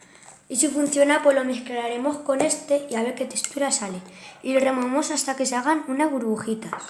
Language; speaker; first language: Spanish; native; Spanish